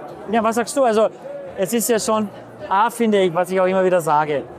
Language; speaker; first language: German; native; German